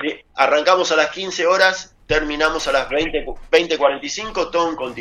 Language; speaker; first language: Spanish; native; Spanish